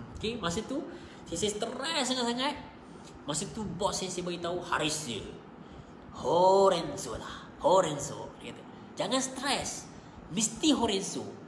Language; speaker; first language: Malay; native; Malay